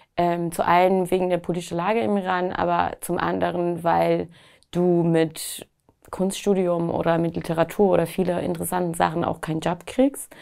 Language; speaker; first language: German; non-native, fluent; Persian